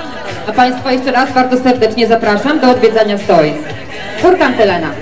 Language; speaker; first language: Polish; native; Polish